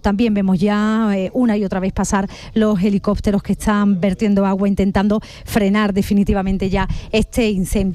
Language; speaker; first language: Spanish; native; Spanish